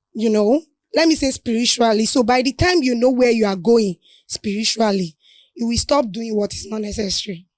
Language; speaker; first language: English; non-native, local second language; Yoruba